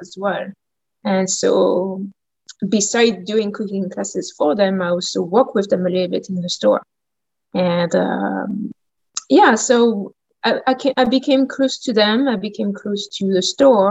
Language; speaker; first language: English; non-native, fluent; French